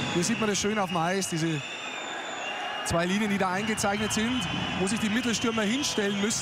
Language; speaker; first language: German; native; German